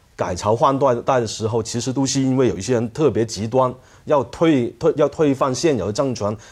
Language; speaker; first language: Chinese; non-native, fluent; Cantonese